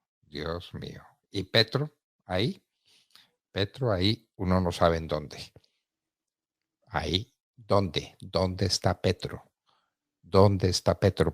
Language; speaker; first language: Spanish; native; Spanish